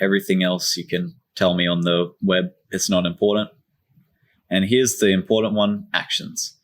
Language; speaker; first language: English; native; English